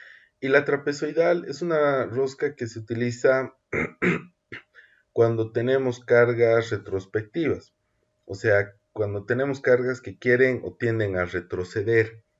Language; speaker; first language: Spanish; native; Spanish